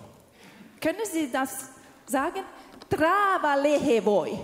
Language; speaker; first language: German; non-native, learner; Finnish